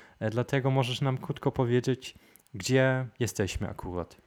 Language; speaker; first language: Polish; non-native, fluent; German